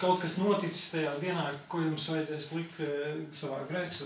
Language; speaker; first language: Latvian; native; Latvian